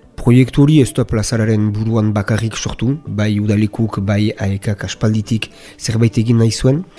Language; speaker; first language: Basque; native; Basque